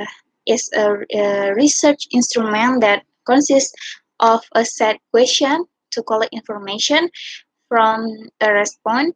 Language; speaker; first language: English; non-native, learner; Indonesian